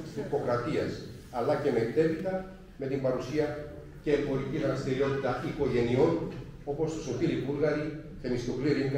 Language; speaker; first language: Greek; native; Greek